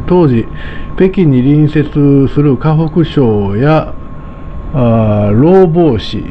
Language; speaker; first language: Japanese; native; Japanese